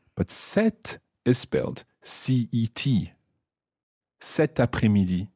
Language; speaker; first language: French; non-native, fluent; English